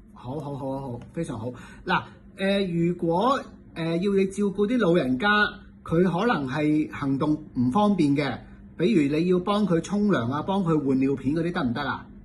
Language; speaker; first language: Cantonese; native; Cantonese